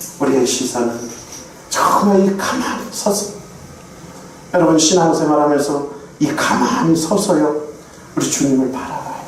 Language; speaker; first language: Korean; native; Korean